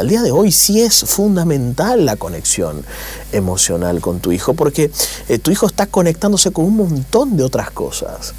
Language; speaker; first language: Spanish; native; Spanish